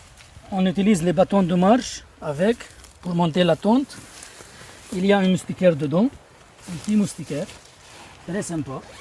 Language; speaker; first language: French; non-native, learner; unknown